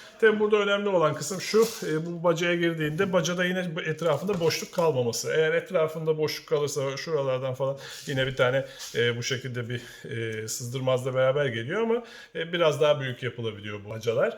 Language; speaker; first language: Turkish; native; Turkish